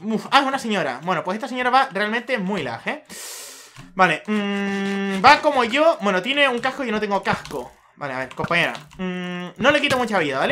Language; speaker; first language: Spanish; native; Spanish